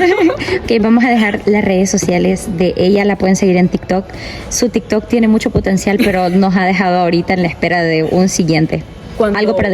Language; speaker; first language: Spanish; native; Spanish